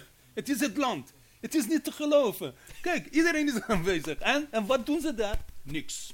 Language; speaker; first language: Dutch; non-native, fluent; Persian